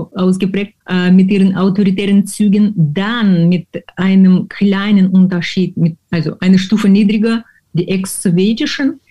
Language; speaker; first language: German; non-native, fluent; Ukrainian